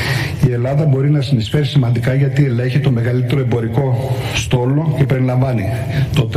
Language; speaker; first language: Greek; native; Greek